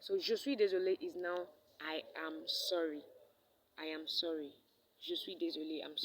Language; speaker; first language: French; non-native, fluent; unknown